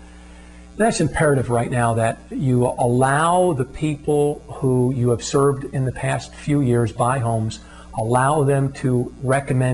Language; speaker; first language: English; native; English